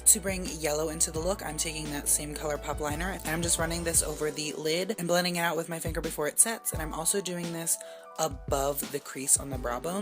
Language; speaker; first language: English; native; English